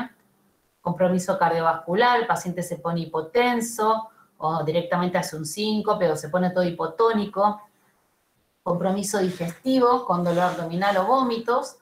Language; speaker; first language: Spanish; native; Spanish